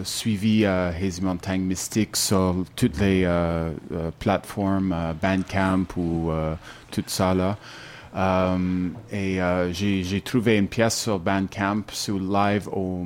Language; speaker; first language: French; non-native, learner; English